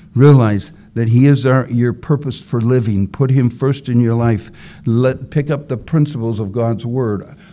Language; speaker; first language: English; native; English